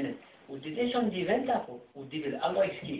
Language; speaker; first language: Danish; non-native, fluent; Arabic